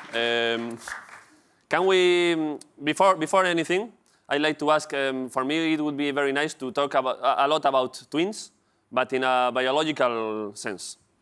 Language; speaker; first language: English; non-native, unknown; Spanish